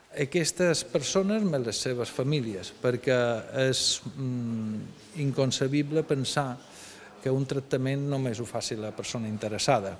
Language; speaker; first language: Catalan; native; Catalan